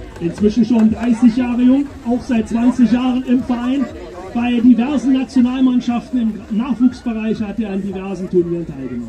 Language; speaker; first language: German; native; German